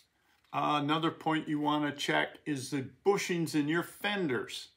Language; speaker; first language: English; native; English